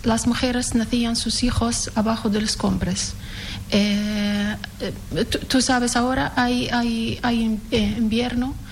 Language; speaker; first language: Spanish; non-native, learner; Arabic